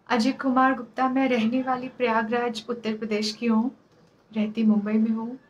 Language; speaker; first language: Hindi; native; Hindi